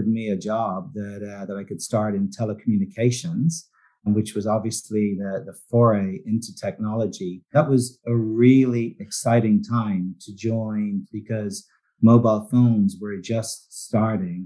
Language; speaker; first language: English; native; English